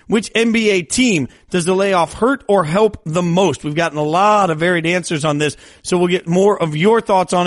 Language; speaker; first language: English; native; English